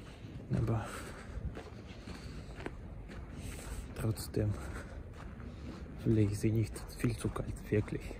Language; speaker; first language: German; non-native, learner; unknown